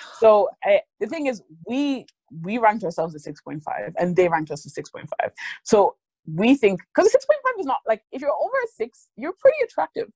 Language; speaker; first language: English; native; English